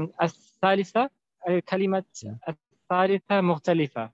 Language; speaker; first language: Arabic; non-native, learner; German